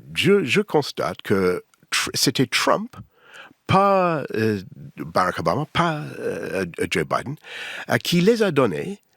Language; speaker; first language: French; non-native, learner; English